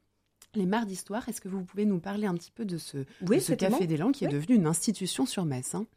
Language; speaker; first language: French; native; French